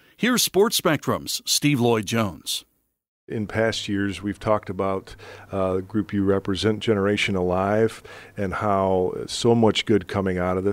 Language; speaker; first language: English; native; English